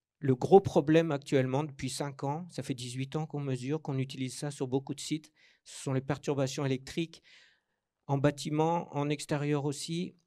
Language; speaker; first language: French; native; French